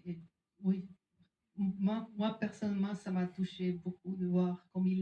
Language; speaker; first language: French; non-native, fluent; German